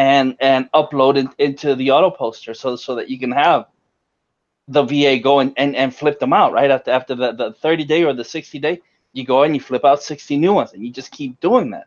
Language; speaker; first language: English; native; English